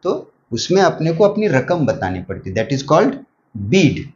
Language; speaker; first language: Hindi; non-native, local second language; Marathi